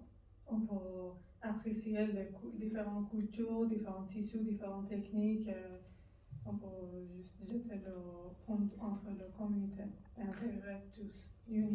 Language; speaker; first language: French; non-native, learner; Persian